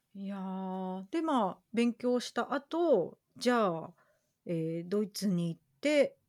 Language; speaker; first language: Japanese; native; Japanese